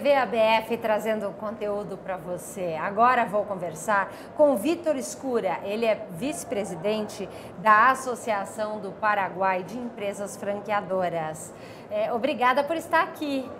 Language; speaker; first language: Portuguese; native; Portuguese